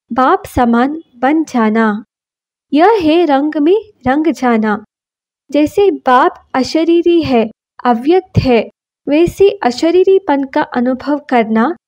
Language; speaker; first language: Hindi; non-native, local second language; Kannada